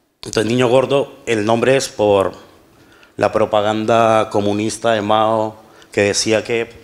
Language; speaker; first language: Spanish; native; Spanish